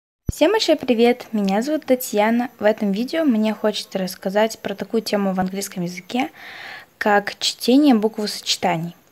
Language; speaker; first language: Russian; native; Russian